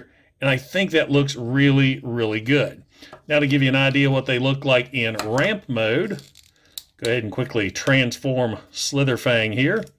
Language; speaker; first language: English; native; English